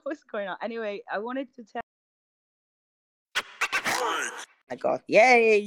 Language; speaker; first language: English; non-native, fluent; Italian